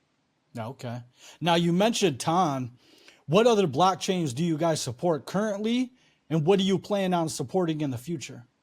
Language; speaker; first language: English; native; English